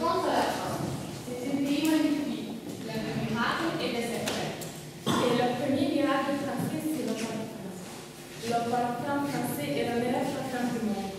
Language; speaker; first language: French; non-native, learner; Lithuanian